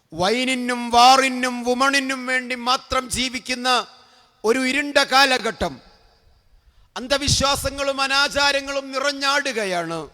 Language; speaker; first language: Malayalam; native; Malayalam